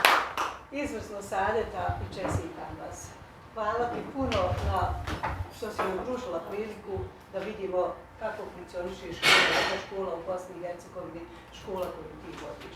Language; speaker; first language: Bosnian; native; Bosnian